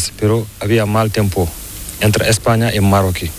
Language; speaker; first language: Spanish; non-native, learner; Fula